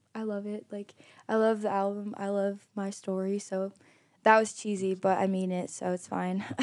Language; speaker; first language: English; native; English